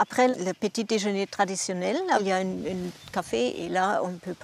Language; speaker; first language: French; non-native, learner; German